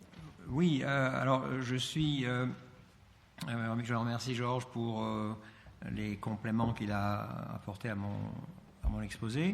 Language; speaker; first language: French; non-native, fluent; Turkish